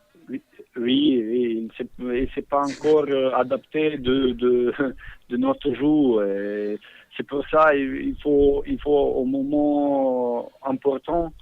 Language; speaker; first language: French; non-native, fluent; Bosnian